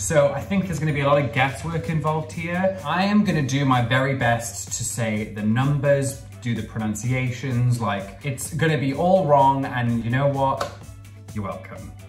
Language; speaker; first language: English; native; English